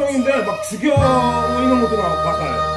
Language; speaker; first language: Korean; native; Korean